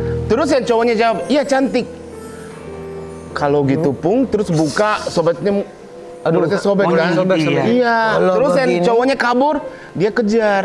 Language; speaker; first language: Indonesian; non-native, fluent; Japanese